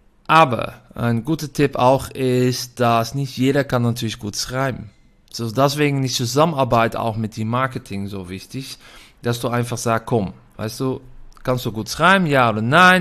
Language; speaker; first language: German; non-native, fluent; Dutch